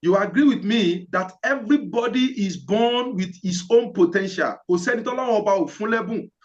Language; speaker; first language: English; non-native, local second language; Yoruba